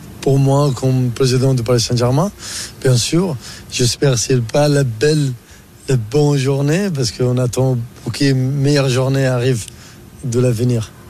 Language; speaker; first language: French; non-native, learner; Arabic